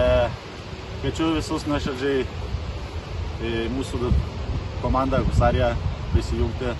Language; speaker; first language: Polish; non-native, learner; Lithuanian